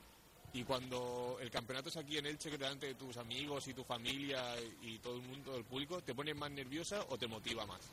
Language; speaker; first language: Spanish; native; Spanish